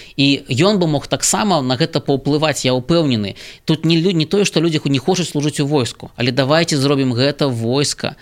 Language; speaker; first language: Belarusian; native; Belarusian